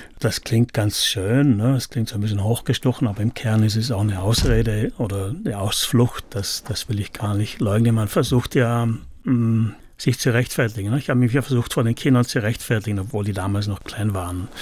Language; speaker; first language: German; native; German